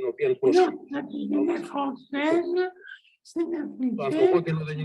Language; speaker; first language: French; non-native, fluent; Greek